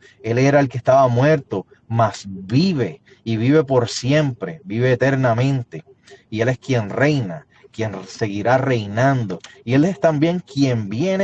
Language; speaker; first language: Spanish; native; Spanish